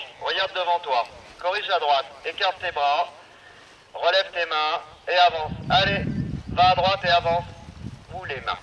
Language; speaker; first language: French; native; French